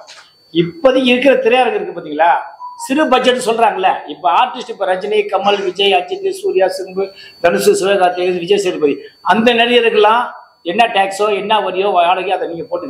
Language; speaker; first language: Tamil; native; Tamil